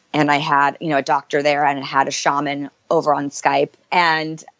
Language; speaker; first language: English; native; English